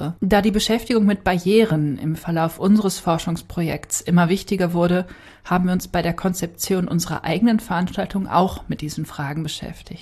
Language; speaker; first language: German; native; German